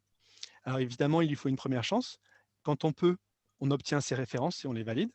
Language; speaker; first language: French; native; French